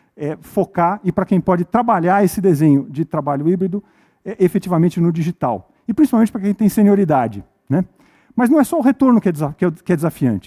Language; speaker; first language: Portuguese; native; Portuguese